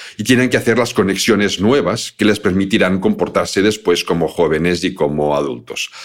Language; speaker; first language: Spanish; native; Spanish